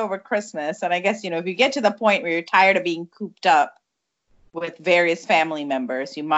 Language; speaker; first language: English; non-native, local second language; Tamil